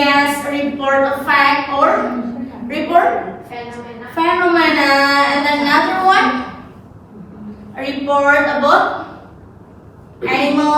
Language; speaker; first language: English; non-native, learner; Indonesian